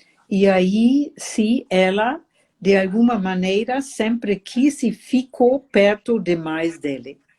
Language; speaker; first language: Portuguese; non-native, fluent; German